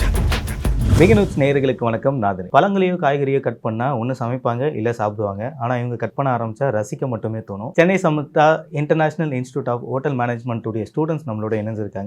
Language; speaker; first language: Tamil; native; Tamil